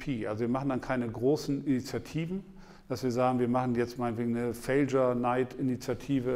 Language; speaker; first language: German; native; German